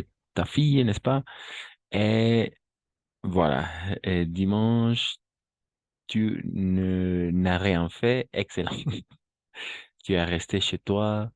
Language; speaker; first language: French; non-native, fluent; Spanish